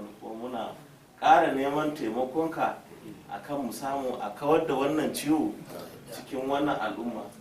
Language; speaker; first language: Hausa; native; Hausa